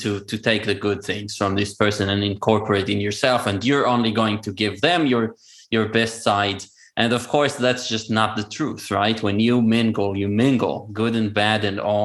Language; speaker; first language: English; non-native, fluent; Hebrew